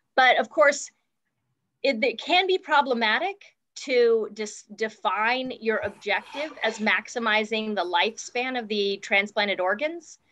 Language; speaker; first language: English; native; English